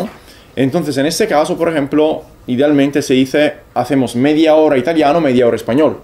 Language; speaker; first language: Spanish; non-native, fluent; Italian